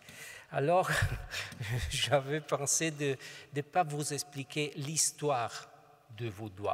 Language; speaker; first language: French; non-native, fluent; Italian